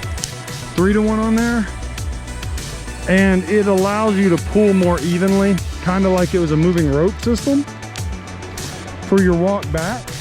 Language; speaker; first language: English; native; English